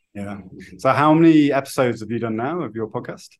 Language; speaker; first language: English; native; English